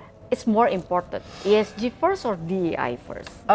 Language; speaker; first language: English; non-native, fluent; Indonesian